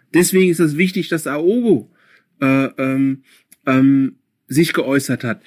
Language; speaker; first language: German; early bilingual, other home language; Akan